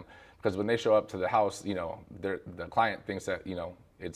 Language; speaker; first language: English; native; English